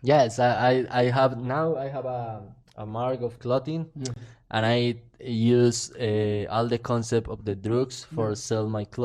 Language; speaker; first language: English; non-native, learner; Spanish